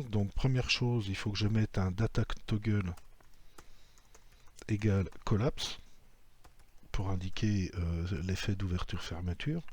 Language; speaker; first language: French; native; French